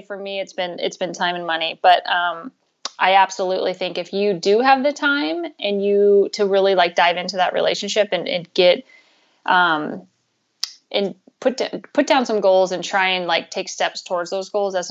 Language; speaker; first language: English; native; English